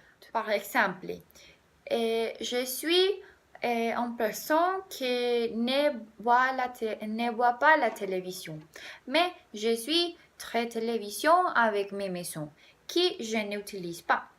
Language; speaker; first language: French; non-native, learner; Spanish